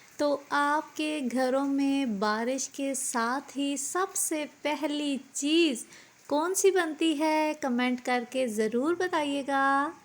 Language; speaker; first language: Urdu; non-native, local second language; Punjabi